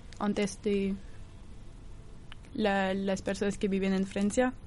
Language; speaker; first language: Spanish; non-native, learner; French